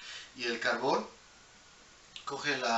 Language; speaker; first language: Spanish; early bilingual, heritage; Spanish